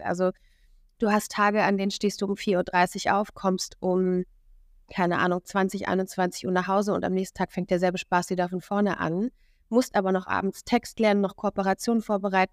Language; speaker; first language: German; native; German